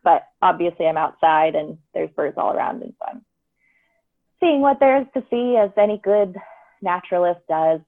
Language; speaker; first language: English; native; English